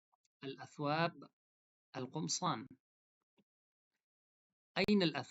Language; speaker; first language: Arabic; non-native, fluent; Pashto